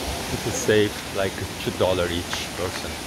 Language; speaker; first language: English; non-native, fluent; Portuguese